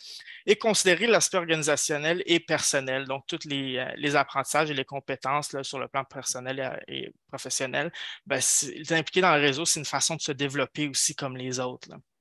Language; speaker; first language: French; native; French